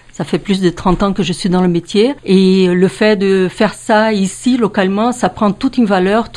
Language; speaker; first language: French; non-native, fluent; Portuguese